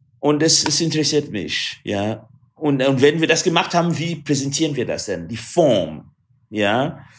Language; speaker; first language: German; non-native, fluent; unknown